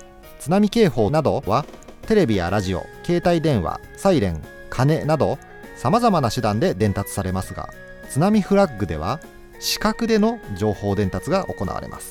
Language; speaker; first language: Japanese; native; Japanese